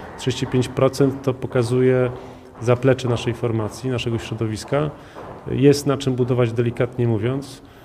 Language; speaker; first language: Polish; native; Polish